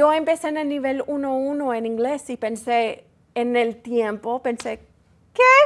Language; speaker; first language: Spanish; early bilingual, heritage; Spanish